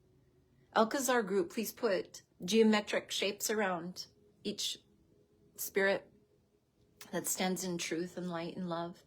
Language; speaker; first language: English; native; English